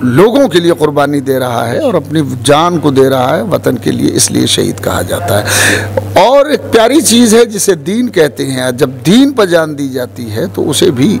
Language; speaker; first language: Hindi; native; Hindi